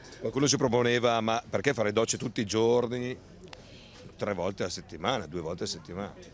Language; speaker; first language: Italian; native; Italian